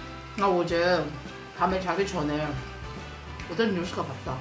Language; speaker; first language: Korean; non-native, fluent; Chinese